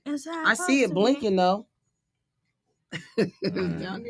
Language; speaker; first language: English; native; English